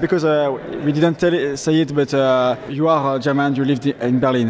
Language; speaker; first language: English; non-native, fluent; French